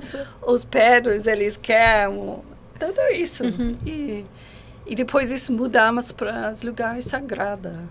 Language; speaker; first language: Portuguese; non-native, learner; English